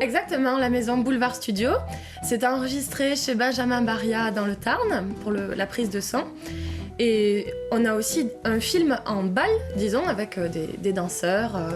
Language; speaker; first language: French; native; French